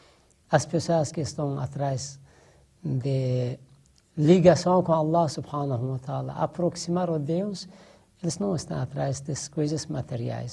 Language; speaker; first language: Portuguese; non-native, fluent; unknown